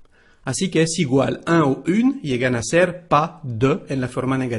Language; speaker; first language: Spanish; non-native, fluent; French